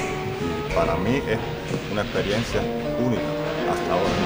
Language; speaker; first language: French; non-native, learner; Spanish